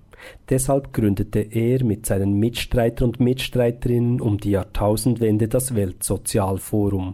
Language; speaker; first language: German; native; German